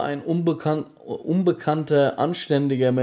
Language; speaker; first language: German; native; German